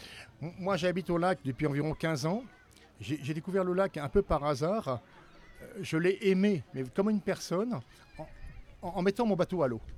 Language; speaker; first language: French; native; French